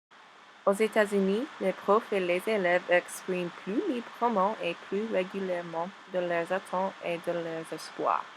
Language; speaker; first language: French; non-native, learner; English